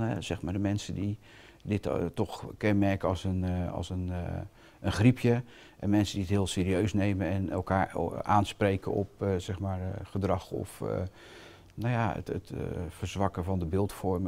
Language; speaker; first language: Dutch; native; Dutch